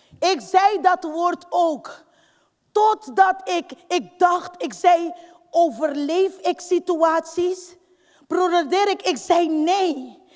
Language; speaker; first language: Dutch; non-native, fluent; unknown